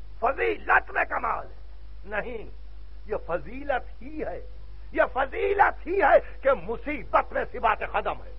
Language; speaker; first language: Urdu; native; Urdu